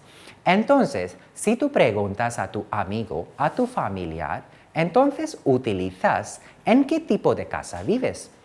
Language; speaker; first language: Spanish; non-native, fluent; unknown